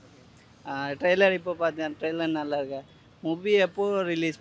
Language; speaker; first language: Tamil; non-native, learner; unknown